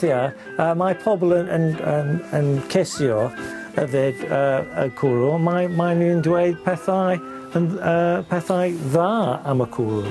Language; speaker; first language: Welsh; non-native, learner; English